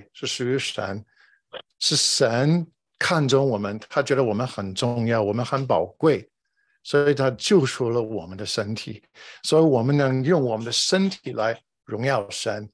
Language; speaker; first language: Chinese; non-native, fluent; English